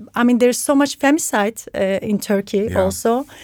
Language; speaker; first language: English; non-native, fluent; Turkish